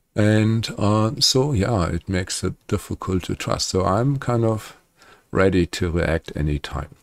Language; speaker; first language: English; non-native, fluent; German